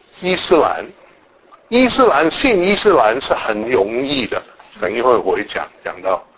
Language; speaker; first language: Chinese; non-native, local second language; Cantonese